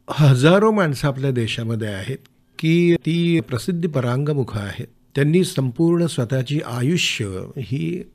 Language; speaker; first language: Marathi; native; Marathi